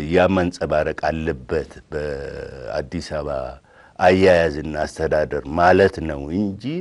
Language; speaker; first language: Amharic; non-native, local second language; Oromo